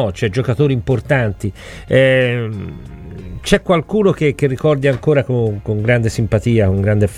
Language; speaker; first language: Italian; native; Italian